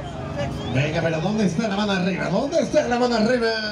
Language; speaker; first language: Spanish; native; Spanish